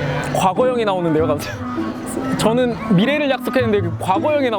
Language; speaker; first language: Korean; native; Korean